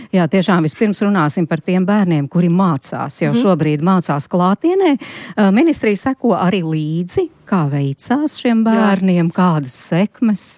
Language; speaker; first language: Latvian; native; Latvian